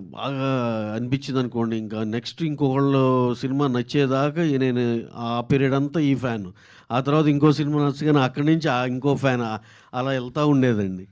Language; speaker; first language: Telugu; native; Telugu